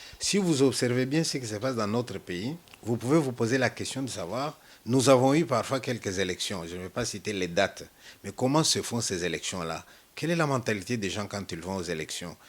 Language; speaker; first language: French; non-native, local second language; Luba-Lulua